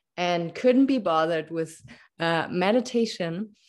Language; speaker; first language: English; non-native, fluent; German